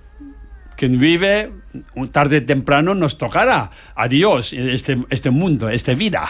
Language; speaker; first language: Spanish; non-native, learner; Tibetan